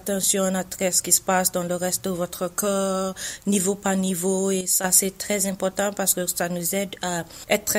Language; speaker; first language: French; non-native, learner; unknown